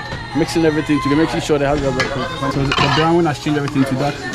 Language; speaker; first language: English; native; English